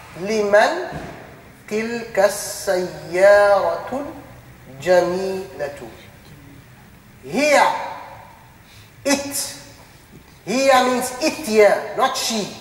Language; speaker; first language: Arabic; non-native, fluent; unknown